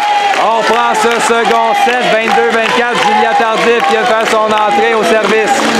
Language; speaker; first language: French; native; French